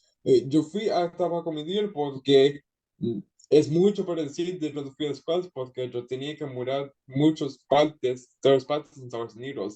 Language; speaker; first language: Spanish; early bilingual, heritage; Spanish